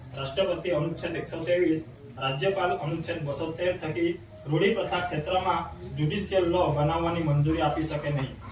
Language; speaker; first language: Gujarati; non-native, local second language; Gamit